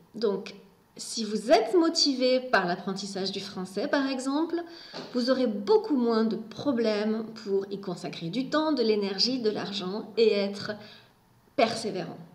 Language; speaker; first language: French; native; French